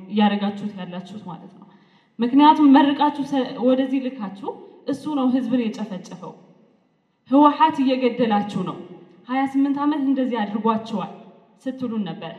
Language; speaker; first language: Amharic; non-native, local second language; Tigrinya